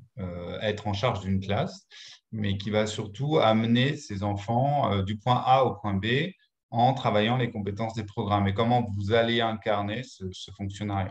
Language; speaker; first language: French; native; French